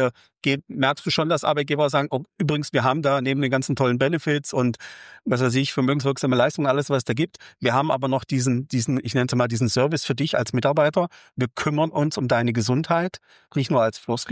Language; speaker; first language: German; native; German